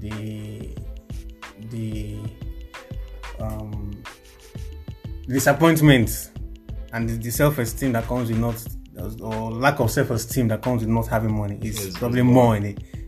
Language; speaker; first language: English; non-native, local second language; Igbo